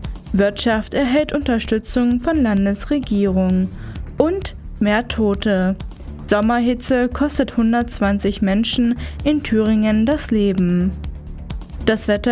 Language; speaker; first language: German; native; German